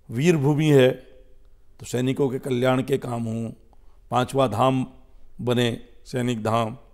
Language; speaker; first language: Hindi; native; Hindi